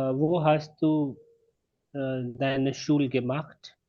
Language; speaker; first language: German; non-native, learner; Hindi